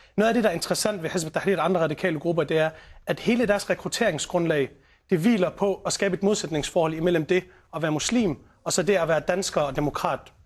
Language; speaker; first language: Danish; early bilingual, other home language; Arabic